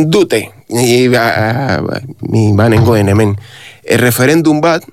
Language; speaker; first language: Basque; non-native, learner; Spanish